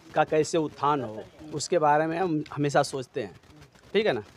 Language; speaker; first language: Hindi; native; Hindi